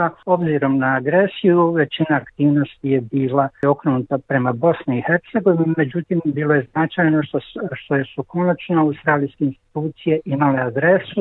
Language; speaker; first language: Croatian; native; Croatian